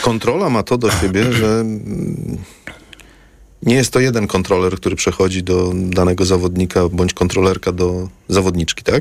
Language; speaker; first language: Polish; native; Polish